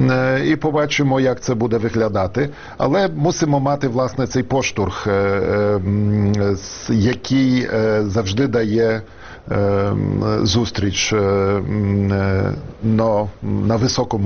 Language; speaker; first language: Ukrainian; non-native, fluent; Polish